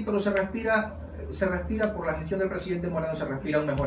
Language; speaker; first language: Spanish; native; Spanish